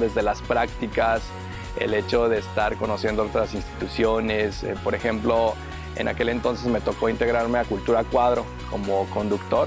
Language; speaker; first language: Spanish; native; Spanish